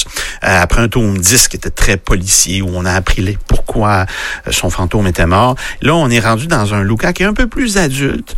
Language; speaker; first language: French; native; French